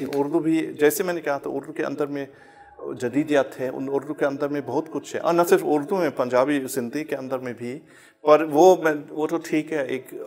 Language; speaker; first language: Urdu; non-native, fluent; German